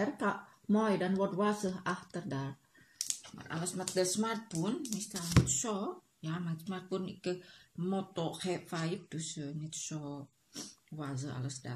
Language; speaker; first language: Dutch; non-native, learner; Indonesian